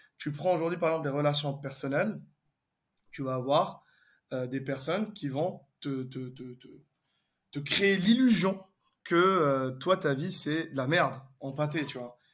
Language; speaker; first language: French; non-native, local second language; Arabic